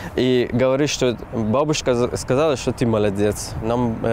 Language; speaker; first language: Russian; non-native, fluent; Persian